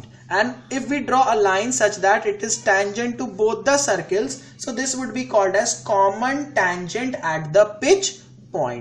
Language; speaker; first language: English; non-native, local second language; Hindi